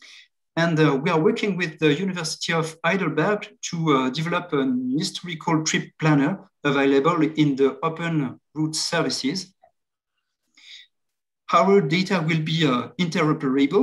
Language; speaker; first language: English; non-native, fluent; French